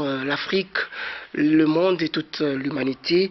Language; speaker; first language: French; non-native, local second language; Lingala